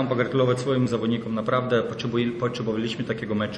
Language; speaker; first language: Polish; non-native, fluent; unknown